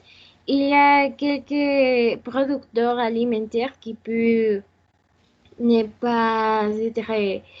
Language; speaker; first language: French; non-native, learner; Spanish